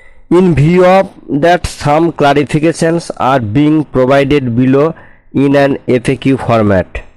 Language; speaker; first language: English; non-native, local second language; Bangla